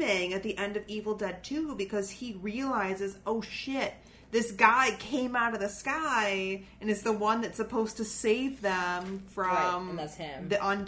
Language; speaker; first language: English; native; English